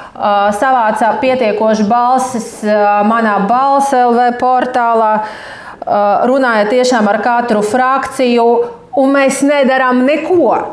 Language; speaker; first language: Latvian; non-native, local second language; Russian